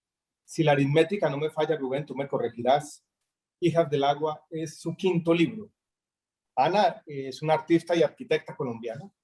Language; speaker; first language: Spanish; native; Spanish